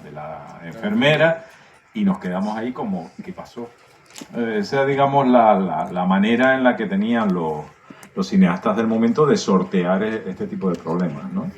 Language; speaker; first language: Spanish; native; Spanish